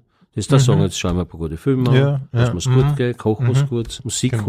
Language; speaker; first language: German; native; German